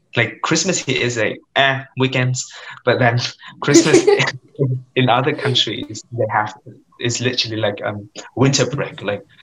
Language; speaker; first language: English; non-native, fluent; Vietnamese